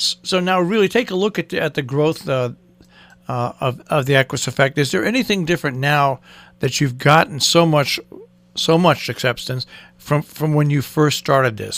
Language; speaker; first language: English; native; English